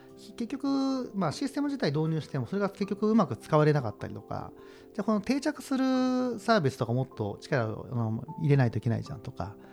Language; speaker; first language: Japanese; native; Japanese